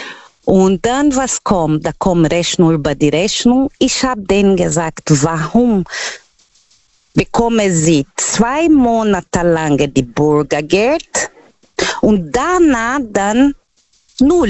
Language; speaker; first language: German; non-native, learner; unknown